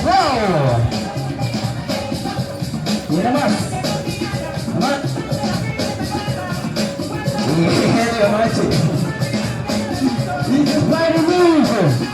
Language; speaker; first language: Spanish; non-native, fluent; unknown